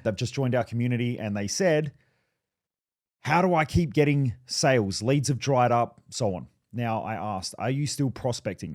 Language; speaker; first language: English; native; English